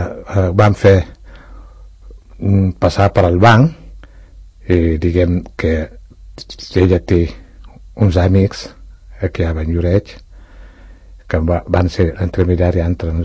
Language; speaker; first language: Catalan; non-native, fluent; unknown